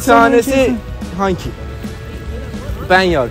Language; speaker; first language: Turkish; non-native, learner; Persian